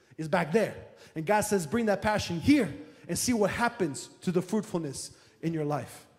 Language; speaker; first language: English; early bilingual, other home language; Romanian